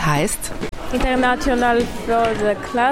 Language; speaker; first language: German; non-native, learner; Armenian